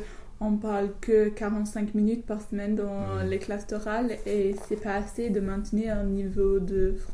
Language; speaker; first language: French; non-native, fluent; English